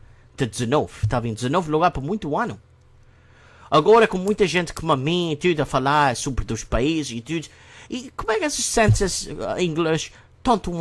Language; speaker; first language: Portuguese; non-native, learner; English